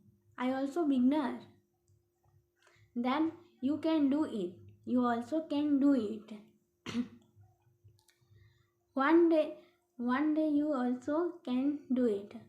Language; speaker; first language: English; non-native, learner; Hindi